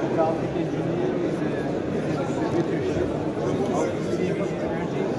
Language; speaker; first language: English; non-native, fluent; Turkish